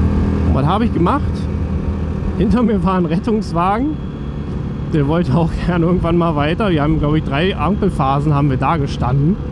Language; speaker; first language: German; native; German